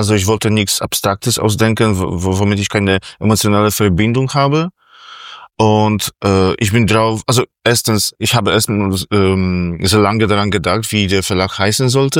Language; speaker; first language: German; non-native, fluent; Polish